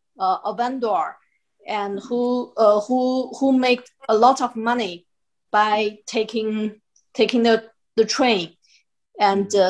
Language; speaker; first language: English; non-native, fluent; Chinese